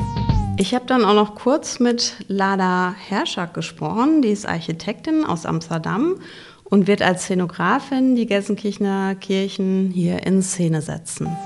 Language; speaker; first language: German; native; German